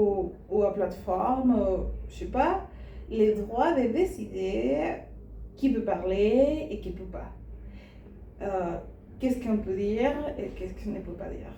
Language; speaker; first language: French; non-native, learner; Spanish